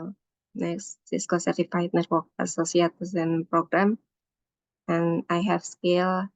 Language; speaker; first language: English; non-native, learner; Indonesian